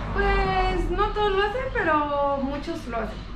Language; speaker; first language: Spanish; native; Spanish